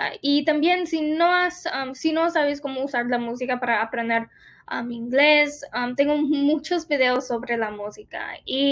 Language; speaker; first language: Spanish; non-native, fluent; English